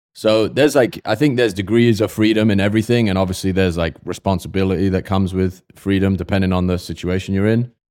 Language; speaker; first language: English; native; English